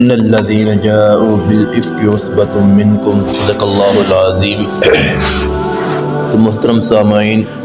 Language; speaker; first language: Urdu; native; Urdu